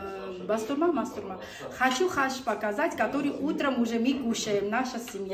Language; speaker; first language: Russian; non-native, local second language; Armenian